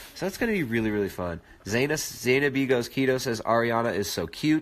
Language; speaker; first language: English; native; English